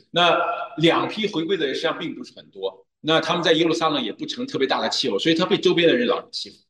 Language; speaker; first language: Chinese; native; Chinese